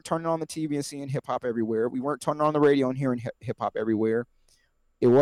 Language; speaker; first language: English; native; English